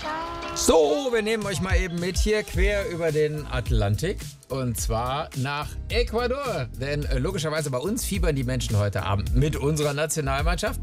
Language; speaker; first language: German; native; German